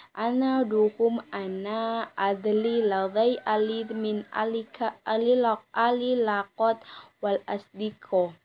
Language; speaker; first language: Arabic; non-native, learner; Indonesian